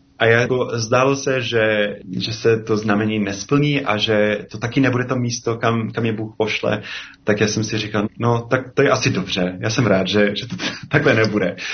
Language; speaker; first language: Czech; non-native, fluent; English